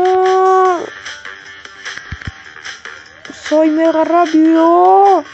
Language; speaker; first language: Spanish; native; Spanish